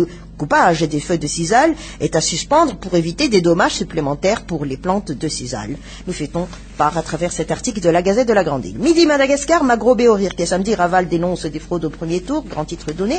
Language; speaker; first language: French; non-native, local second language; Malagasy